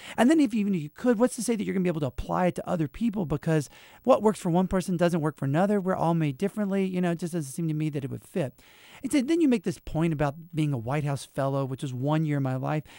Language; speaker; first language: English; native; English